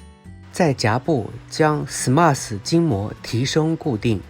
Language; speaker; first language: Chinese; native; Chinese